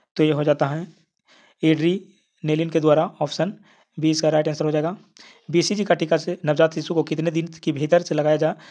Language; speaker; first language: Hindi; native; Hindi